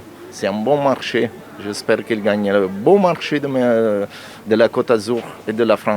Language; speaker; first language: French; non-native, learner; Italian